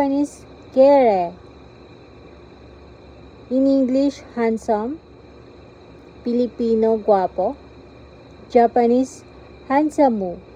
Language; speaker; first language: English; non-native, local second language; Filipino